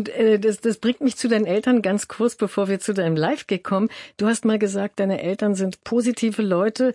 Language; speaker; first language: German; native; German